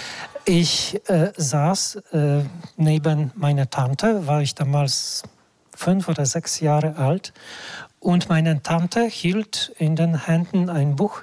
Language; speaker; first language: German; non-native, fluent; Polish